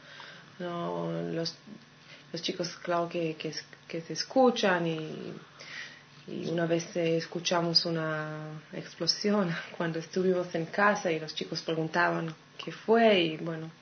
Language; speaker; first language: Spanish; non-native, fluent; Hebrew